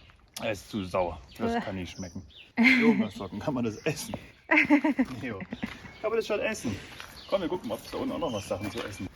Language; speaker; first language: German; native; German